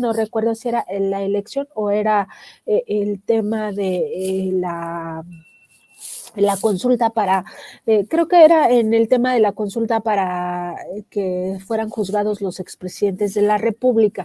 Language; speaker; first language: Spanish; native; Spanish